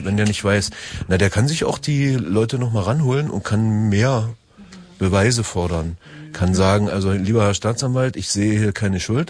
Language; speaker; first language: German; native; German